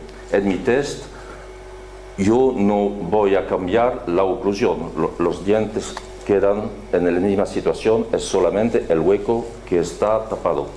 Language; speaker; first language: Spanish; non-native, fluent; French